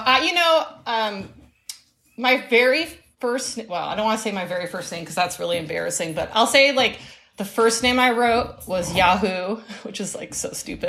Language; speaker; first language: English; native; English